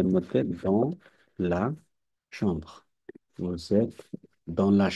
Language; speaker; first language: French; non-native, fluent; Bangla